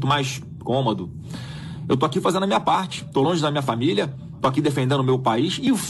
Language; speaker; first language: Portuguese; native; Portuguese